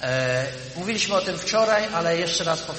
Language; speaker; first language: Polish; native; Polish